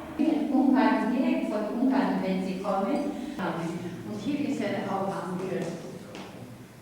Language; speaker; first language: German; non-native, learner; Slovak